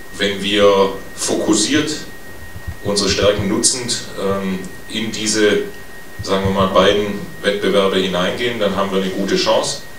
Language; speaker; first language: German; native; German